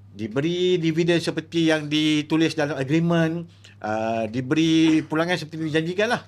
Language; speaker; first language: Malay; native; Malay